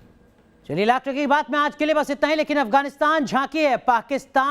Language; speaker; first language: Hindi; native; Hindi